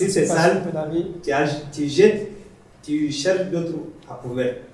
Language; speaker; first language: French; non-native, learner; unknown